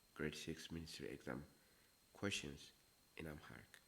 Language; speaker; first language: English; non-native, local second language; Amharic